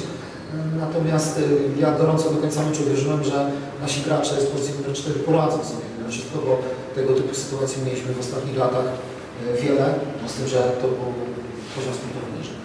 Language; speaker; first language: Polish; native; Polish